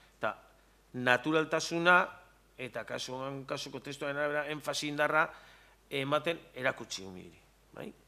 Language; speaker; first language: Basque; native; Basque